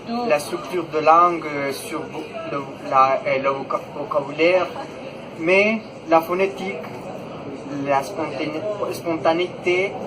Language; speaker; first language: French; non-native, fluent; Spanish